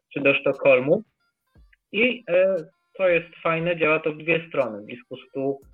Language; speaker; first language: Polish; native; Polish